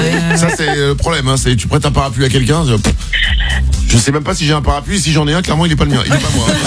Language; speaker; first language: French; native; French